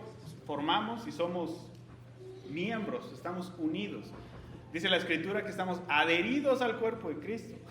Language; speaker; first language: Spanish; native; Spanish